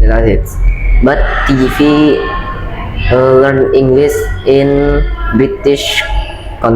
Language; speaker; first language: English; non-native, learner; Indonesian